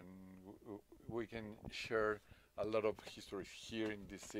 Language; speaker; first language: English; non-native, learner; Spanish